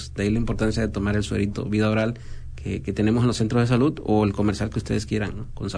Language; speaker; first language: Spanish; native; Spanish